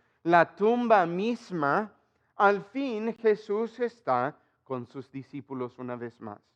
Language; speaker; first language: Spanish; non-native, fluent; English